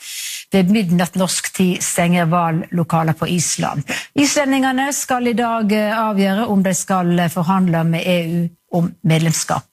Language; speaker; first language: Norwegian; native; Norwegian